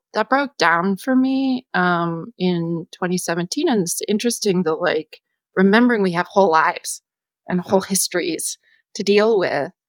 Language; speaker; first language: English; native; English